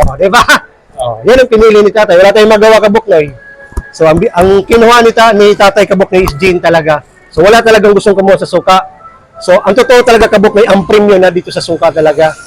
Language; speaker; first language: Filipino; non-native, local second language; Cebuano